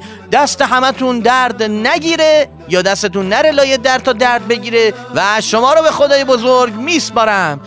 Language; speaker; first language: Persian; native; Persian